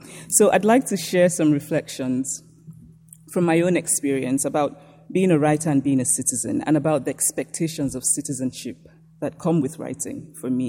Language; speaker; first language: English; native; English